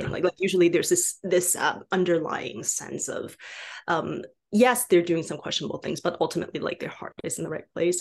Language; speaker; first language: English; non-native, fluent; Chinese